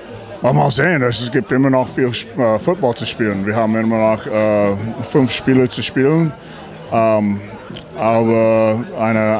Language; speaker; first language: German; non-native, fluent; English